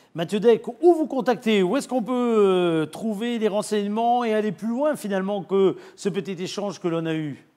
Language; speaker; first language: French; native; French